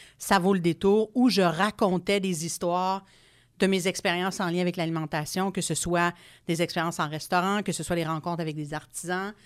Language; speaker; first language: French; non-native, local second language; English